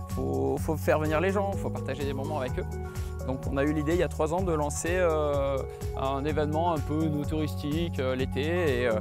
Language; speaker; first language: French; native; French